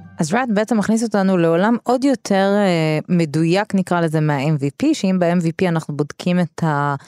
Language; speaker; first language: Hebrew; early bilingual, other home language; Russian